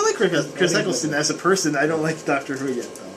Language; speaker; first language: English; native; English